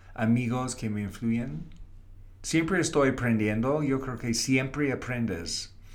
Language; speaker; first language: Spanish; non-native, fluent; English